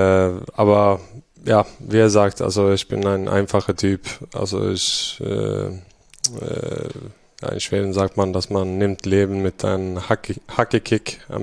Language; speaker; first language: German; non-native, fluent; Swedish